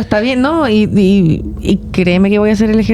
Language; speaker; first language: Spanish; native; Spanish